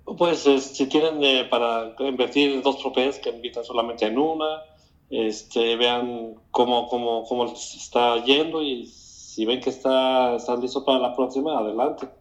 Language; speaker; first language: Spanish; native; Spanish